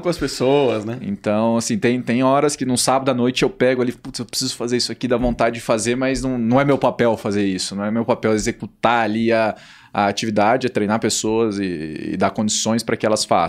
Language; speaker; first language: Portuguese; native; Portuguese